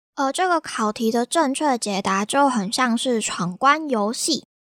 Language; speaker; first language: Chinese; native; Chinese